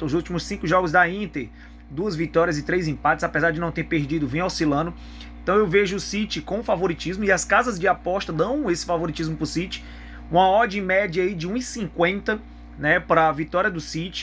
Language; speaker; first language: Portuguese; native; Portuguese